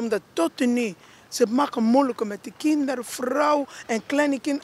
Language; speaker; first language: Dutch; non-native, learner; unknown